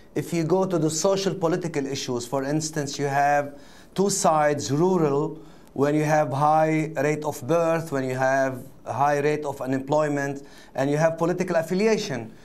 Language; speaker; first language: English; non-native, fluent; Arabic